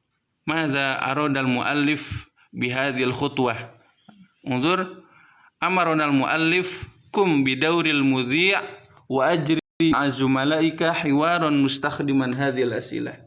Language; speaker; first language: Arabic; non-native, fluent; Indonesian